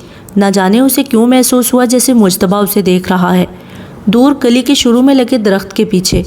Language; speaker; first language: Urdu; native; Urdu